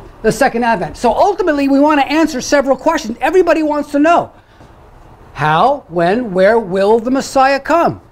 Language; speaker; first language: English; native; English